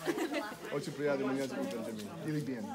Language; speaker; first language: Russian; non-native, learner; English